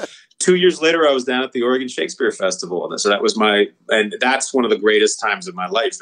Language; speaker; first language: English; native; English